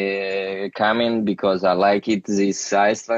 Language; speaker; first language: English; non-native, learner; Russian